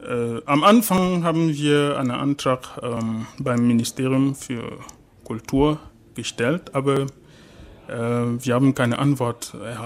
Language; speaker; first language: German; non-native, fluent; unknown